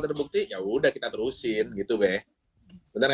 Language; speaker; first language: Indonesian; native; Indonesian